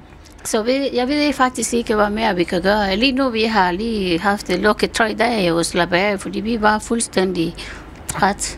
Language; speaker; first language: Danish; non-native, fluent; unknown